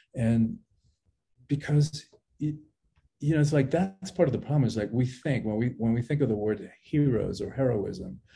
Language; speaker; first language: English; early bilingual, other home language; Spanish